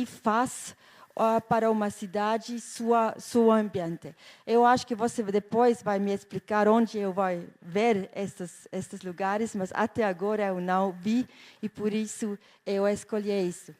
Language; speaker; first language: Portuguese; non-native, fluent; German